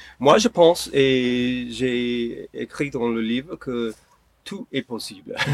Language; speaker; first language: French; non-native, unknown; English